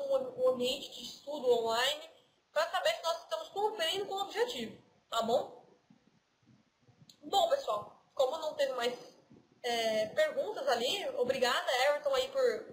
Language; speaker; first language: Portuguese; native; Portuguese